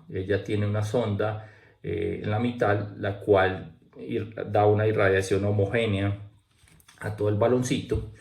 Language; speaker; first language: Spanish; native; Spanish